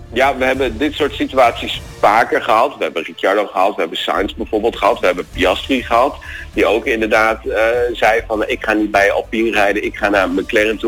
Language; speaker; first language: Dutch; native; Dutch